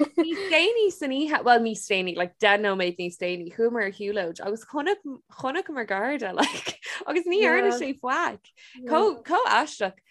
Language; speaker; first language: Irish; non-native, local second language; English